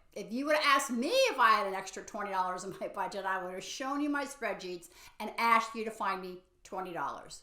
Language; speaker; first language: English; native; English